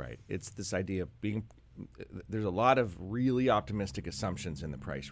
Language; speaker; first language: English; native; English